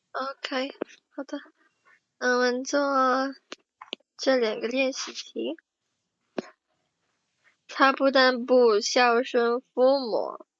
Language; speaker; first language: Chinese; non-native, fluent; Indonesian